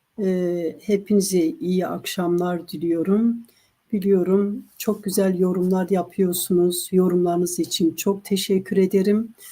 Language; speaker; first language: Turkish; non-native, local second language; Kurdish